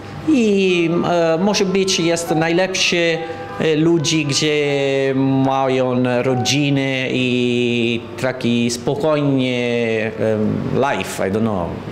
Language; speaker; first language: Polish; non-native, learner; Italian